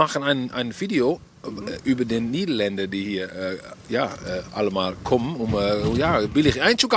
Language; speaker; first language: German; non-native, learner; Western Frisian